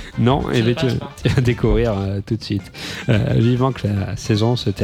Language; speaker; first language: French; native; French